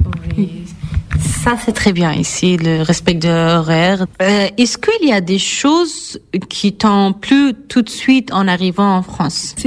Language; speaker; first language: French; non-native, fluent; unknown